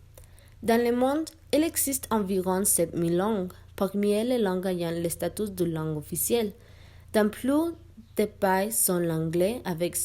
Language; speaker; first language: French; non-native, learner; Spanish